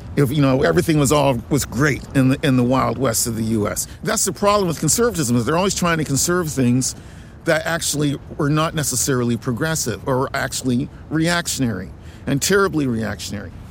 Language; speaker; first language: English; native; English